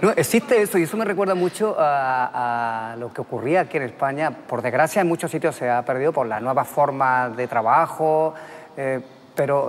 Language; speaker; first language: Spanish; native; Spanish